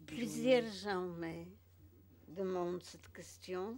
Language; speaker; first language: French; non-native, fluent; Polish